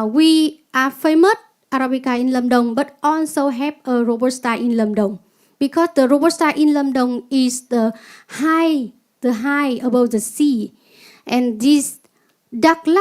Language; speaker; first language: English; non-native, learner; Vietnamese